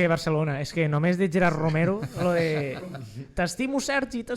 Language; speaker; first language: Catalan; native; Catalan